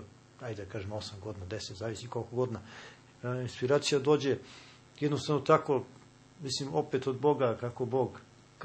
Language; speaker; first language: Serbian; native; Serbian